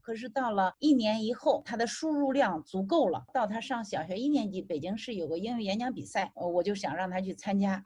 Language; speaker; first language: Chinese; native; Chinese